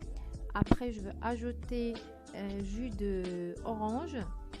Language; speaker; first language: French; non-native, fluent; Arabic